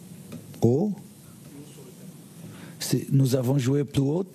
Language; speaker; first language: French; non-native, learner; Portuguese